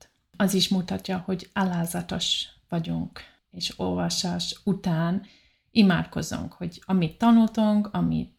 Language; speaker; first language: Hungarian; non-native, learner; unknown